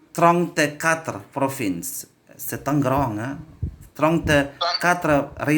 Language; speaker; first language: French; non-native, learner; Indonesian